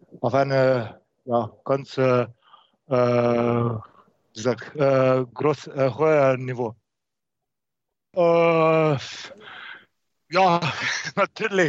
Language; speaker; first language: German; non-native, learner; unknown